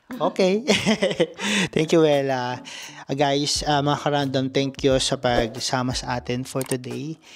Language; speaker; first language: Filipino; native; Filipino